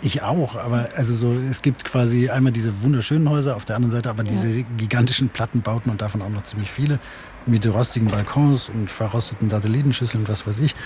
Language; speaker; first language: German; native; German